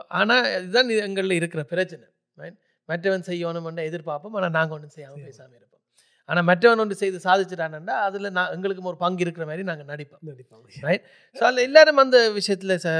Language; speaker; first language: Tamil; early bilingual, heritage; Tamil